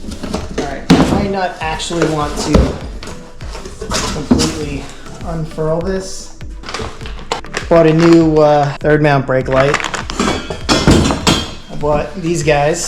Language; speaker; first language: English; native; English